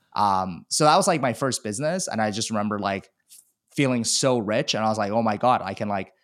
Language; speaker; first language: English; early bilingual, other home language; Chinese